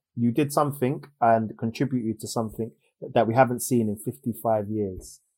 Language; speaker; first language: English; native; English